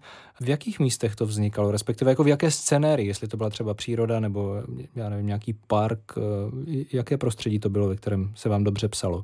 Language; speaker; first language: Czech; native; Czech